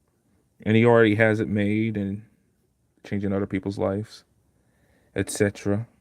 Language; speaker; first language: English; native; English